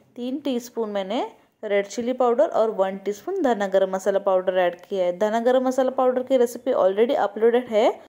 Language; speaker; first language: Hindi; non-native, local second language; Marathi